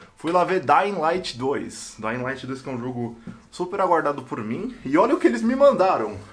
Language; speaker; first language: Portuguese; native; Portuguese